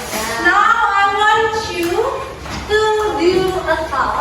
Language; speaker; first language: English; non-native, learner; Indonesian